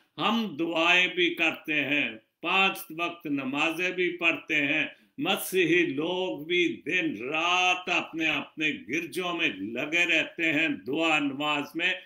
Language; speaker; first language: Urdu; non-native, local second language; Punjabi